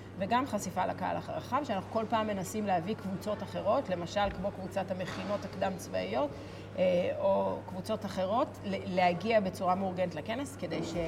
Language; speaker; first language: Hebrew; native; Hebrew